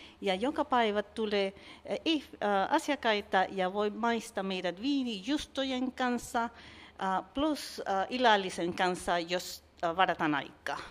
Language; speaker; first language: Finnish; non-native, learner; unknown